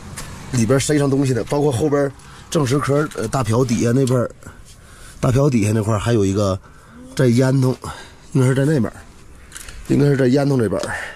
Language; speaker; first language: Chinese; native; Chinese